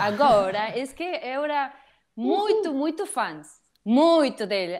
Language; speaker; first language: Portuguese; non-native, learner; Spanish